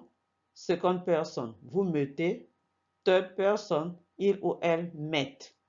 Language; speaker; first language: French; non-native, fluent; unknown